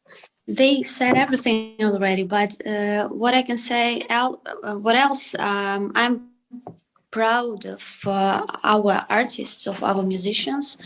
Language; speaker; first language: English; non-native, learner; Ukrainian